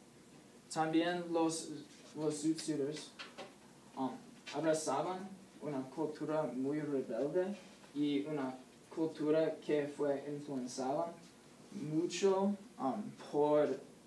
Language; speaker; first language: Spanish; non-native, learner; English